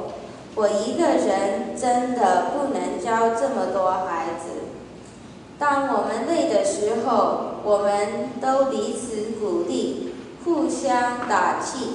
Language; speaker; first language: Chinese; early bilingual, heritage; Chinese